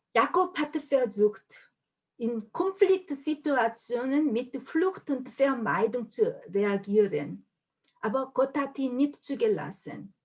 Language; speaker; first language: German; non-native, fluent; Korean